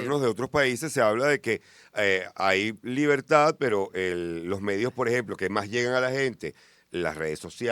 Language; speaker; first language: Spanish; native; Spanish